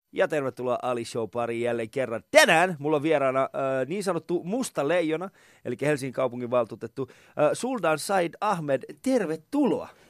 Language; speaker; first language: Finnish; early bilingual, other home language; Persian